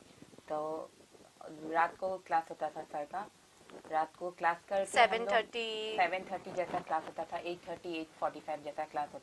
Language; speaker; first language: Hindi; non-native, local second language; Assamese